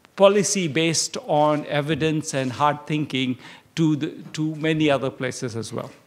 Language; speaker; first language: English; non-native, local second language; Bangla